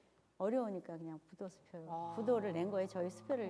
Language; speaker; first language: Korean; native; Korean